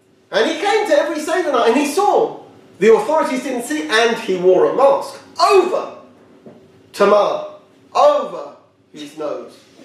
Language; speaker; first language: English; native; English